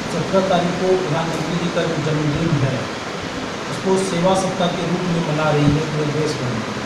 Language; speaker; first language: Hindi; native; Hindi